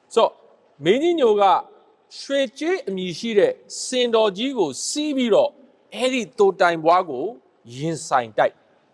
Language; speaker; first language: Burmese; native; Burmese